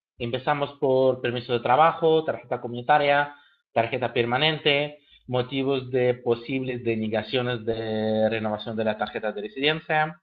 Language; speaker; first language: Spanish; native; Spanish